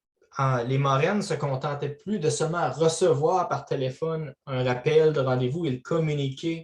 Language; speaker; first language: French; native; French